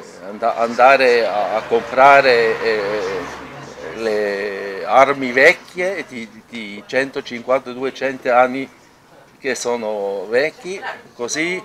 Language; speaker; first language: Italian; non-native, local second language; German